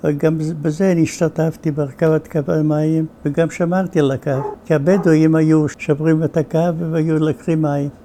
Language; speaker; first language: Hebrew; non-native, fluent; Yiddish